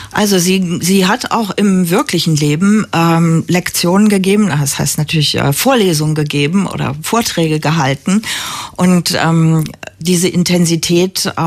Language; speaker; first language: German; native; German